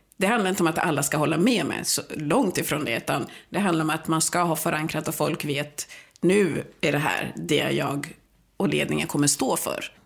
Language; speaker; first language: Swedish; early bilingual, other home language; Swahili